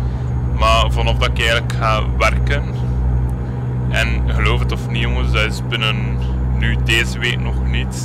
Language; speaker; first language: Dutch; native; Dutch